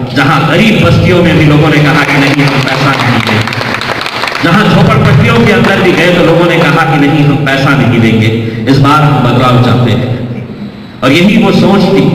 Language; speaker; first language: Urdu; native; Urdu